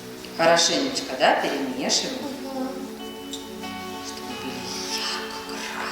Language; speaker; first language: Russian; native; Russian